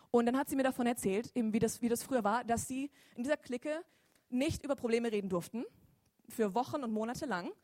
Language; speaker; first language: German; native; German